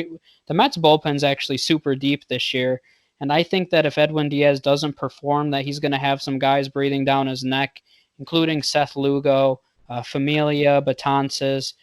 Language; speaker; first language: English; native; English